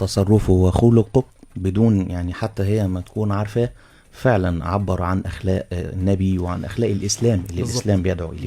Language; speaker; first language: Arabic; native; Arabic